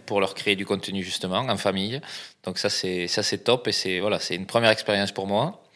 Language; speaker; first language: French; native; French